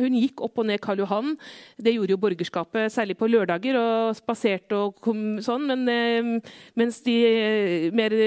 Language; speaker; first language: Norwegian; native; Norwegian